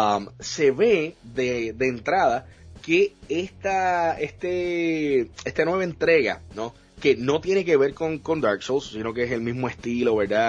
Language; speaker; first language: Spanish; native; Spanish